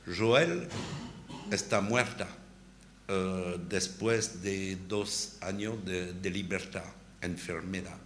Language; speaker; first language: Spanish; non-native, learner; French